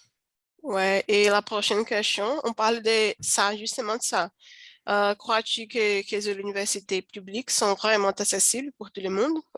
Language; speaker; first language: French; non-native, learner; Portuguese